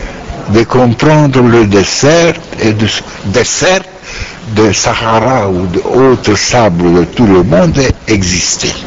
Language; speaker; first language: French; non-native, learner; Romanian